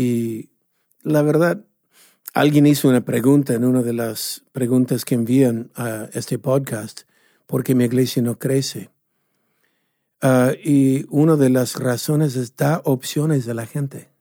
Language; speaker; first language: Spanish; non-native, fluent; English